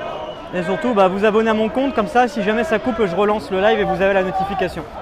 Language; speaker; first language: French; native; French